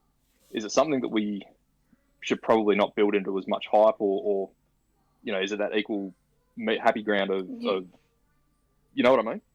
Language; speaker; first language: English; native; English